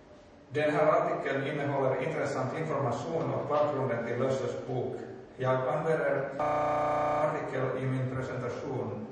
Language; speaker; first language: Swedish; non-native, local second language; Finnish